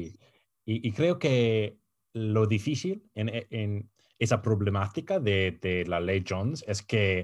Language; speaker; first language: Spanish; non-native, fluent; English